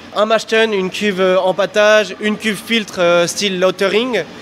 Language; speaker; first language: French; native; French